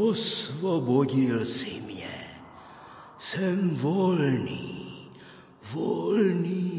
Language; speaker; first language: Czech; native; Czech